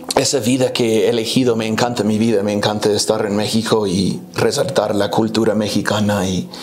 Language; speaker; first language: Spanish; non-native, fluent; English